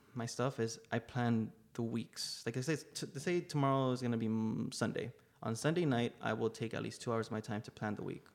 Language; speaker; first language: English; native; English